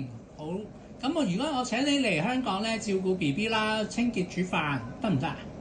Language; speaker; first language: Cantonese; native; Cantonese